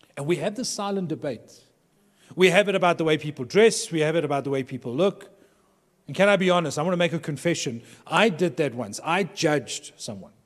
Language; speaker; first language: English; native; English